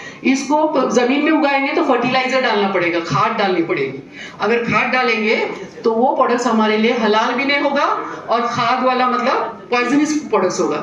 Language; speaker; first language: Hindi; native; Hindi